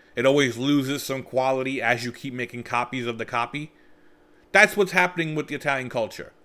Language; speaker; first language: English; native; English